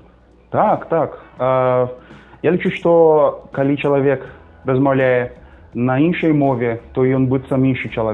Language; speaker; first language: Belarusian; non-native, fluent; Portuguese